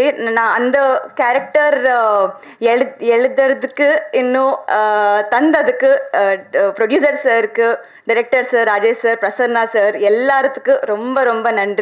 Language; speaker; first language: Tamil; non-native, learner; Telugu